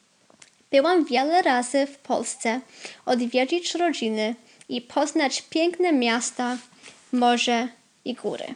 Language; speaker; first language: Polish; early bilingual, heritage; Polish